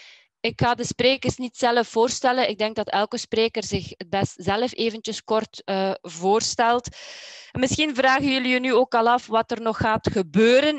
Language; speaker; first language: Dutch; native; Dutch